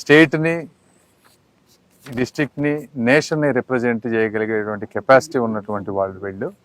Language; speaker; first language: Telugu; native; Telugu